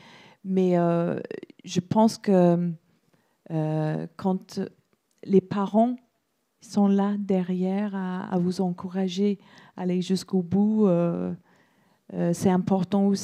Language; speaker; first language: French; non-native, fluent; English